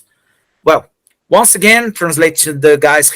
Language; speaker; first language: English; non-native, fluent; Portuguese